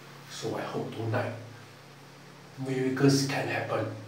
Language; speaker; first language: English; non-native, local second language; Chinese